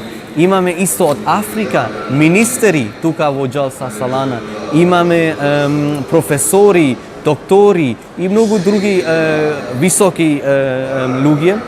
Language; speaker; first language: Macedonian; non-native, learner; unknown